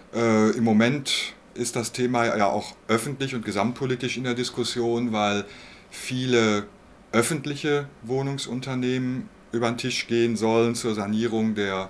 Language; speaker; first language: German; native; German